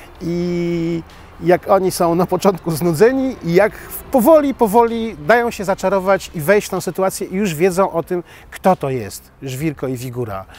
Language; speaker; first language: Polish; native; Polish